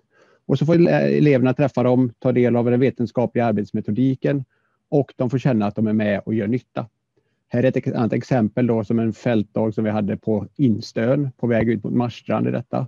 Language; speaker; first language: Swedish; native; Swedish